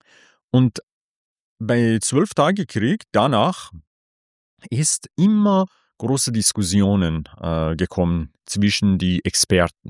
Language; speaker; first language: German; non-native, fluent; Persian